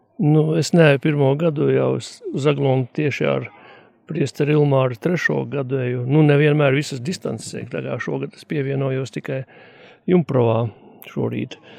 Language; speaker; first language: Latvian; native; Latvian